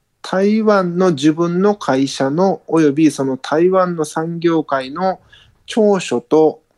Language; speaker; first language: Japanese; native; Japanese